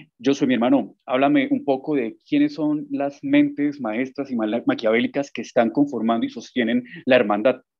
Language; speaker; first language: Spanish; native; Spanish